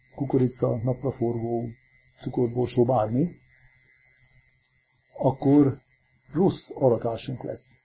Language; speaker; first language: Hungarian; native; Hungarian